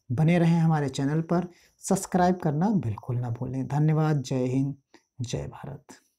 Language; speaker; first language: Hindi; native; Hindi